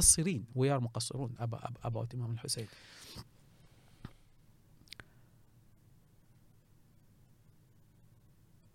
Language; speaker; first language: English; non-native, learner; Arabic